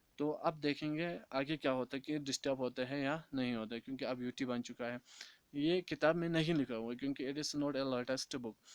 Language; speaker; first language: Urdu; non-native, local second language; Kashmiri